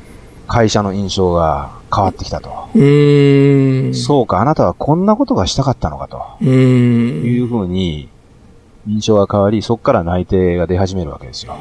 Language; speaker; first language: Japanese; native; Japanese